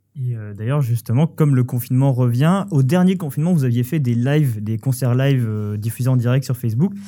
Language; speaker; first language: French; native; French